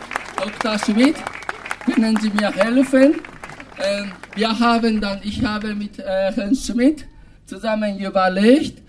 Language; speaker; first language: German; non-native, fluent; Japanese